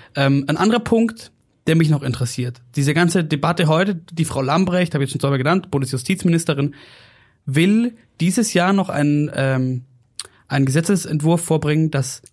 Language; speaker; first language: German; native; German